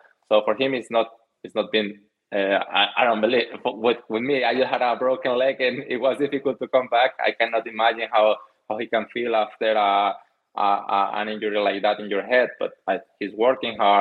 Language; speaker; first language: English; non-native, fluent; Spanish